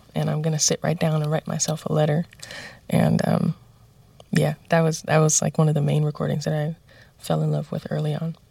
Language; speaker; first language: English; native; English